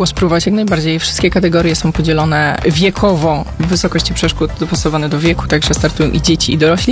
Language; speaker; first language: Polish; native; Polish